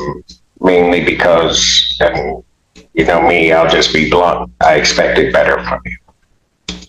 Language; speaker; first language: English; native; English